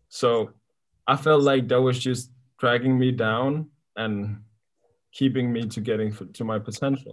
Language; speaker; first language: English; non-native, fluent; Kalaallisut